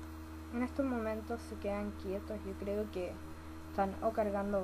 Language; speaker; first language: Spanish; native; Spanish